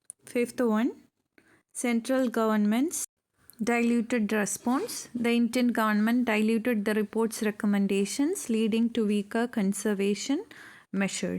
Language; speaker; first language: English; non-native, local second language; Malayalam